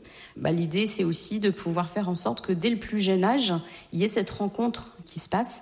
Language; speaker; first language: French; native; French